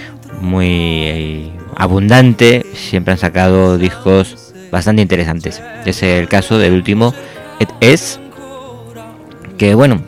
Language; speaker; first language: Spanish; native; Spanish